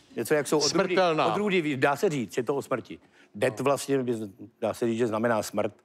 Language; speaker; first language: Czech; native; Czech